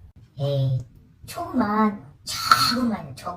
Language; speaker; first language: Korean; non-native, fluent; Filipino